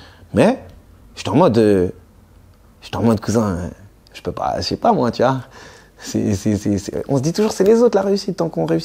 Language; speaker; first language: French; native; French